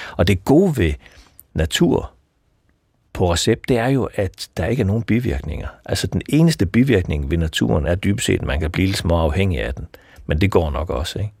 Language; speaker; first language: Danish; native; Danish